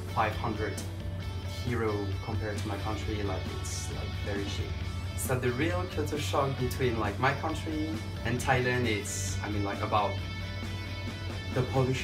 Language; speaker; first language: English; non-native, fluent; French